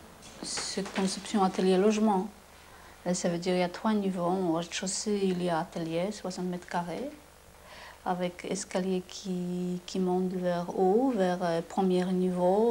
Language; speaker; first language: French; non-native, fluent; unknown